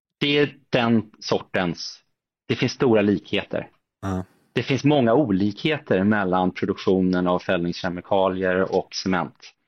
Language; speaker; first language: Swedish; native; Swedish